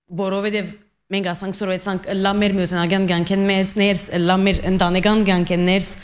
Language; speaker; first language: Armenian; early bilingual, heritage; Armenian